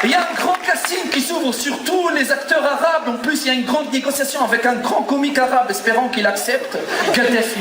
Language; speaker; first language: French; non-native, local second language; Arabic